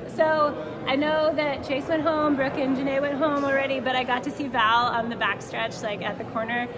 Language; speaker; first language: English; native; English